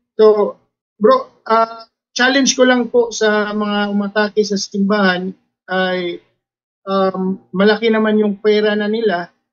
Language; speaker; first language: Filipino; non-native, local second language; Cebuano